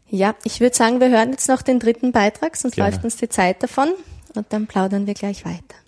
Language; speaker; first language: German; native; German